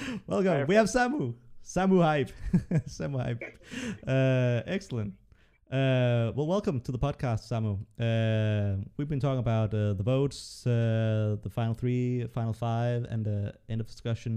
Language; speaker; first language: English; non-native, fluent; Danish